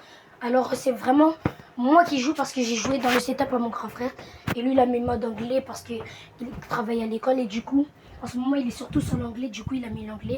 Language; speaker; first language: French; native; French